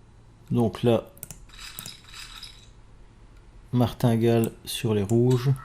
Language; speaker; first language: French; native; French